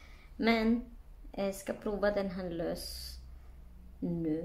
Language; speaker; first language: Swedish; non-native, learner; Filipino